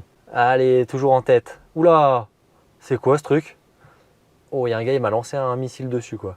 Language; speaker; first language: French; native; French